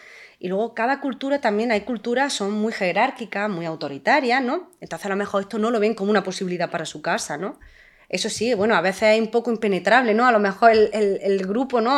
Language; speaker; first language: Spanish; native; Spanish